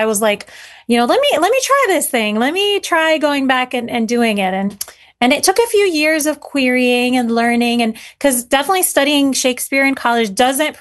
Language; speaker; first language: English; early bilingual, other home language; Arabic